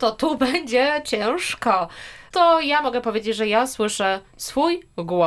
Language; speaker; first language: Polish; native; Polish